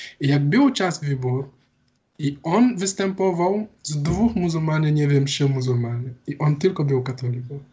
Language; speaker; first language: Polish; non-native, learner; Wolof